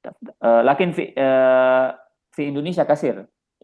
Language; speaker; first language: Arabic; non-native, fluent; Indonesian